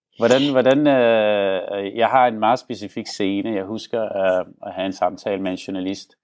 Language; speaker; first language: Danish; non-native, local second language; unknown